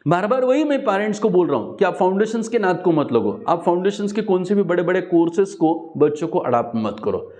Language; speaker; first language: Hindi; non-native, local second language; Marathi